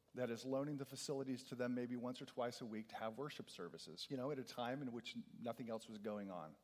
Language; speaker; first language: English; native; English